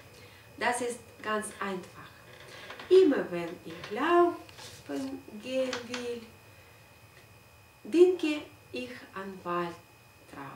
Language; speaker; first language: German; non-native, learner; Russian